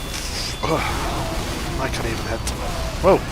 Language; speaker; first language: English; native; English